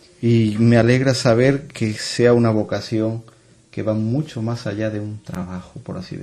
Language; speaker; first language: Spanish; native; Spanish